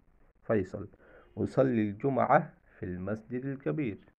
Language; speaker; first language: Arabic; non-native, fluent; Bangla